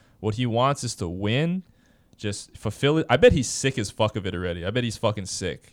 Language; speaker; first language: English; native; English